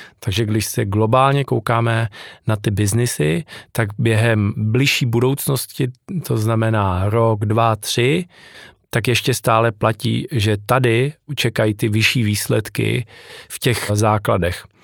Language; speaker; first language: Czech; native; Czech